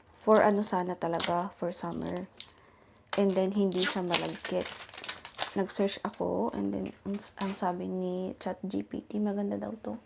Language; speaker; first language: Filipino; native; Filipino